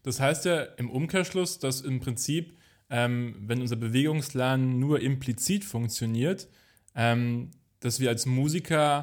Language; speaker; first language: German; native; German